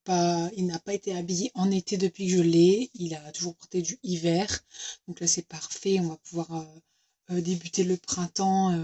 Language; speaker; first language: French; native; French